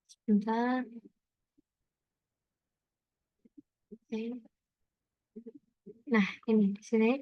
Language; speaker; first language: Indonesian; native; Indonesian